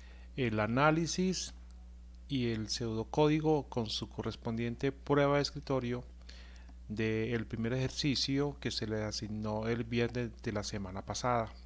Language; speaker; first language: Spanish; native; Spanish